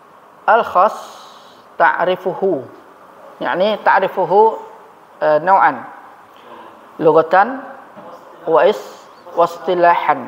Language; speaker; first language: Arabic; non-native, fluent; Indonesian